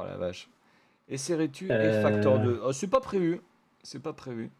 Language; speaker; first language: French; native; French